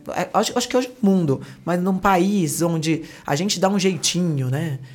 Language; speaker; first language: Portuguese; native; Portuguese